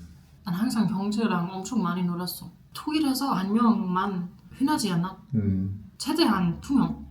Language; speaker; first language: Korean; non-native, fluent; German